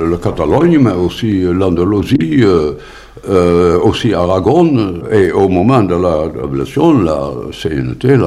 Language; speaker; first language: French; non-native, fluent; Dutch